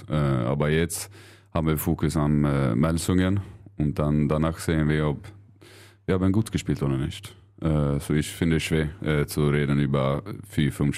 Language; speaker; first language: German; non-native, learner; Swedish